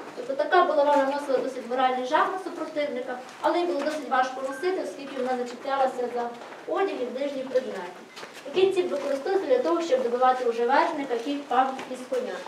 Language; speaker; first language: Ukrainian; native; Ukrainian